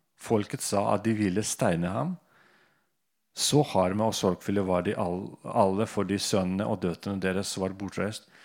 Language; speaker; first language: Norwegian; non-native, fluent; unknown